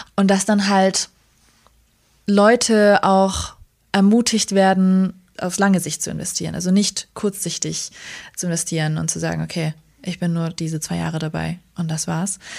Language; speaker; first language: German; early bilingual, other home language; Kurdish